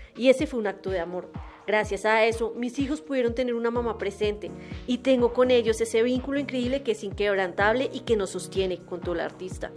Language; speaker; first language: Spanish; native; Spanish